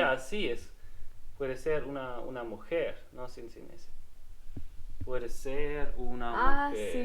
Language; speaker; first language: Spanish; non-native, learner; German